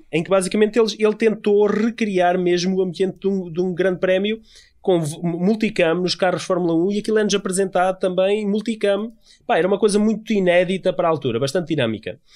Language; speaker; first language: Portuguese; native; Portuguese